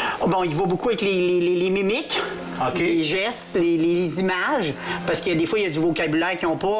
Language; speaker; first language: French; native; French